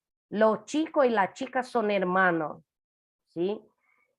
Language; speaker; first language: Spanish; non-native, fluent; Portuguese